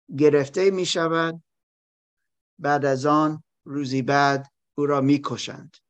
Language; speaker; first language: Persian; non-native, learner; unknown